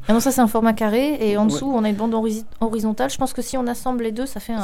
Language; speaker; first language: French; native; French